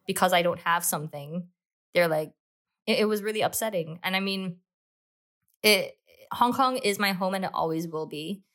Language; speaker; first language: English; native; English